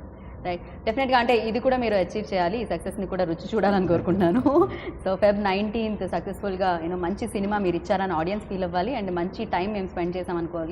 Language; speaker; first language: Telugu; native; Telugu